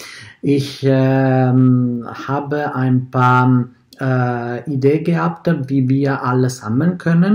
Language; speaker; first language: German; non-native, fluent; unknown